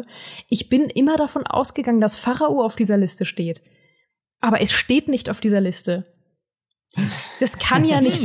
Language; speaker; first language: German; native; German